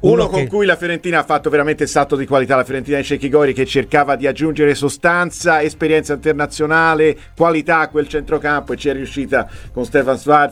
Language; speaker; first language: Italian; native; Italian